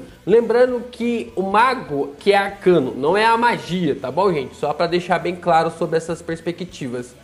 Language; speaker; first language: Portuguese; native; Portuguese